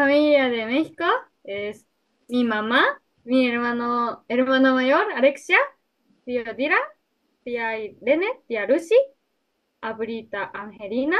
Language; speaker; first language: Spanish; non-native, learner; Japanese